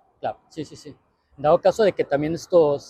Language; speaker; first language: Spanish; native; Spanish